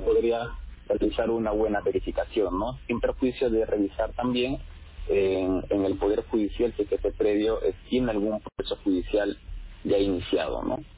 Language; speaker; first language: Spanish; native; Spanish